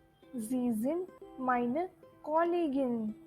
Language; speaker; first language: German; non-native, learner; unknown